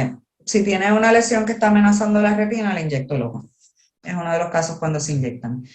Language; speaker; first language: Spanish; native; Spanish